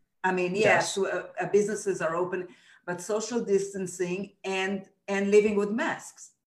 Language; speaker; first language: English; non-native, fluent; Hebrew